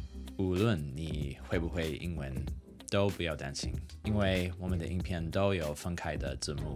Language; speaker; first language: Chinese; non-native, fluent; English